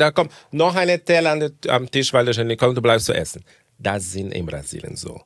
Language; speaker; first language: German; non-native, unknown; Portuguese